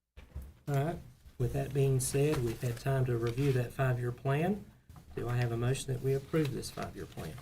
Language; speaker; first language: English; native; English